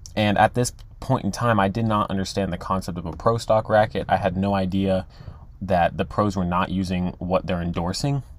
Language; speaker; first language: English; native; English